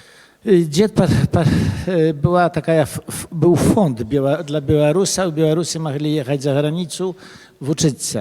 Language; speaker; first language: Polish; early bilingual, other home language; Belarusian